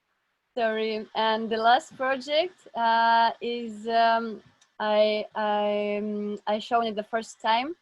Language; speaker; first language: English; non-native, learner; Russian